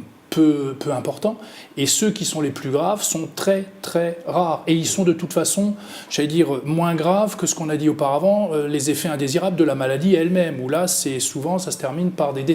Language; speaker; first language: French; native; French